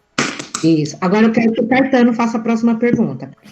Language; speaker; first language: Portuguese; native; Portuguese